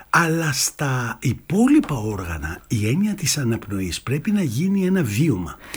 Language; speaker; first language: Greek; native; Greek